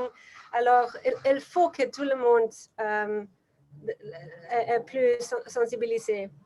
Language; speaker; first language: French; non-native, learner; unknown